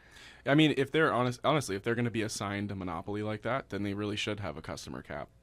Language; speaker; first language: English; native; English